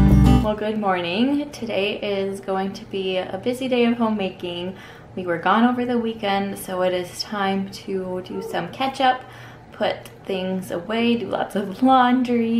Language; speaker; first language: English; native; English